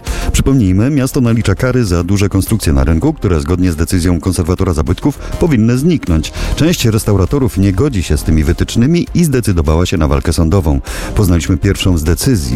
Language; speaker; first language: Polish; native; Polish